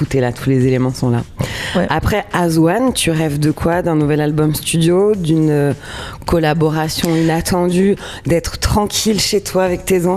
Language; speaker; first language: French; native; French